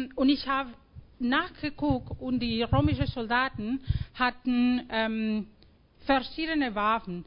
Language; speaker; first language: German; non-native, fluent; Spanish